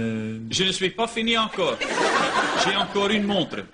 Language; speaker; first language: French; non-native, local second language; Dutch